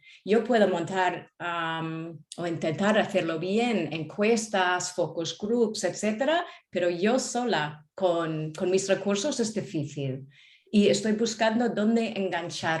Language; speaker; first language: Spanish; non-native, fluent; English